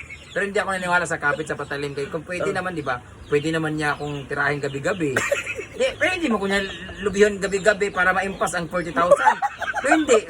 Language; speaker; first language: Filipino; non-native, local second language; Cebuano